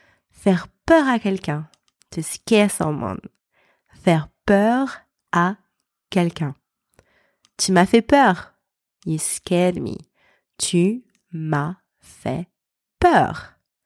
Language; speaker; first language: French; native; French